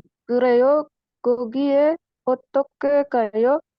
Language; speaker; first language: Korean; non-native, learner; Indonesian